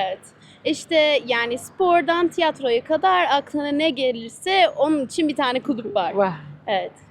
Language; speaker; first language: Turkish; early bilingual, heritage; Turkish